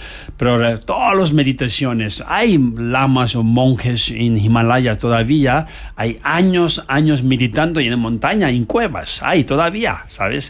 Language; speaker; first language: Spanish; non-native, learner; Tibetan